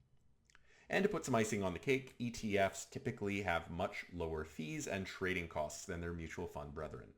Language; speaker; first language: English; native; English